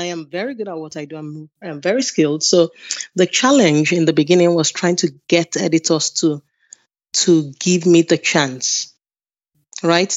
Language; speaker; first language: English; non-native, local second language; Yoruba